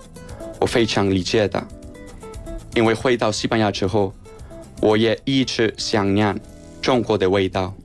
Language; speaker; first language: Chinese; non-native, fluent; Spanish